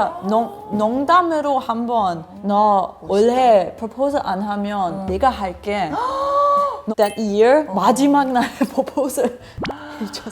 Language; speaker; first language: Korean; non-native, learner; German